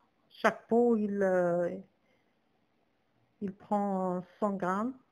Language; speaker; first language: French; non-native, local second language; Arabic